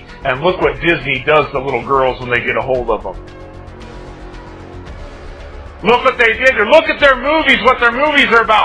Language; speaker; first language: English; native; English